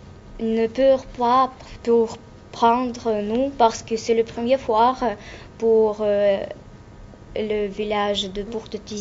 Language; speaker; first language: French; non-native, learner; Russian